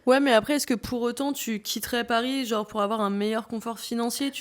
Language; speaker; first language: French; native; French